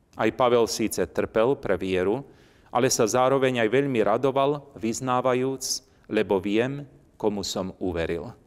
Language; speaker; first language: Slovak; native; Slovak